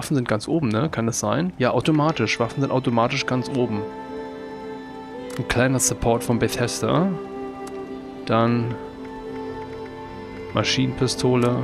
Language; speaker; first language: German; native; German